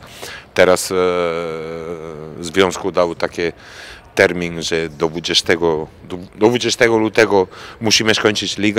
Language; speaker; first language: Polish; non-native, fluent; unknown